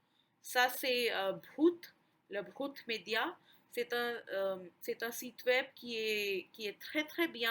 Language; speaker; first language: French; non-native, fluent; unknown